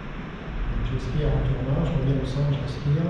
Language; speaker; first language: French; native; French